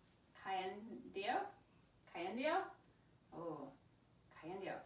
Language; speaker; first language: Spanish; non-native, learner; English